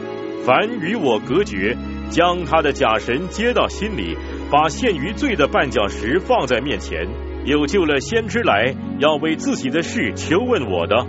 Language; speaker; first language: Chinese; native; Chinese